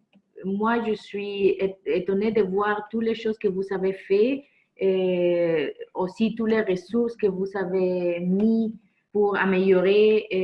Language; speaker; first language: French; non-native, fluent; Spanish